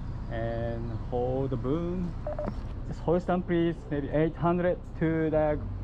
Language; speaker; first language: English; non-native, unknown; Japanese